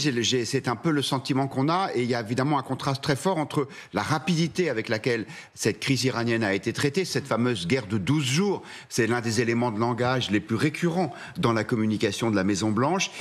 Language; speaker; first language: French; native; French